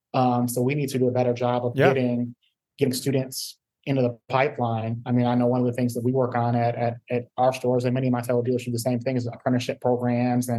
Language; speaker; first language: English; native; English